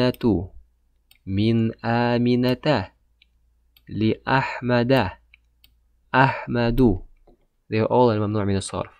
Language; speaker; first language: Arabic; non-native, fluent; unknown